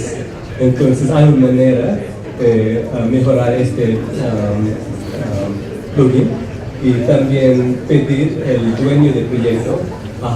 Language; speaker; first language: Spanish; non-native, fluent; English